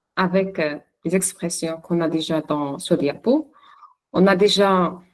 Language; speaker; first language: French; non-native, local second language; Arabic